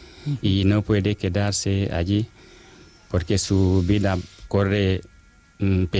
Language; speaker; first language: Spanish; non-native, fluent; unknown